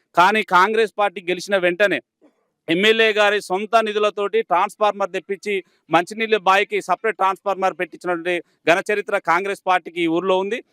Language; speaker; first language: Telugu; native; Telugu